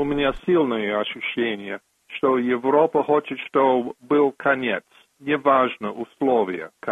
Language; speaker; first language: Russian; non-native, fluent; English